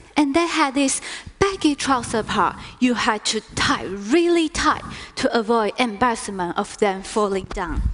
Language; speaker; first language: English; native; English